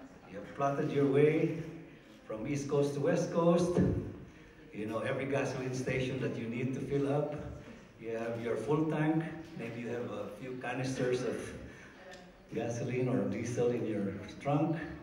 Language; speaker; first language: English; non-native, local second language; Filipino